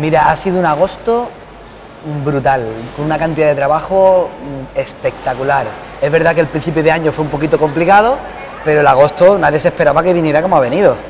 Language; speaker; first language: Spanish; native; Spanish